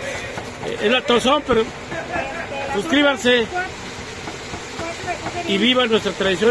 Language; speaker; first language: Spanish; native; Spanish